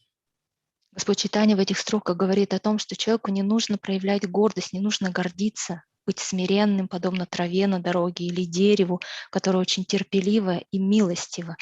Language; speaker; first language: Russian; native; Russian